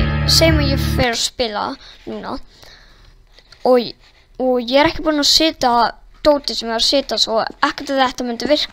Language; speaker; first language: Icelandic; non-native, learner; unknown